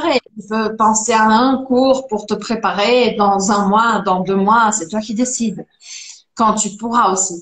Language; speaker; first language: French; non-native, fluent; Portuguese